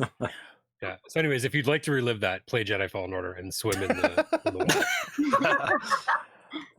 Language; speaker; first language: English; native; English